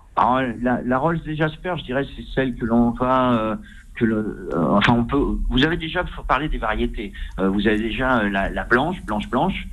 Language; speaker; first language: French; native; French